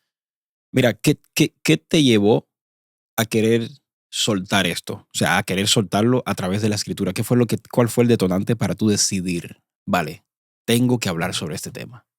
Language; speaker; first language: Spanish; native; Spanish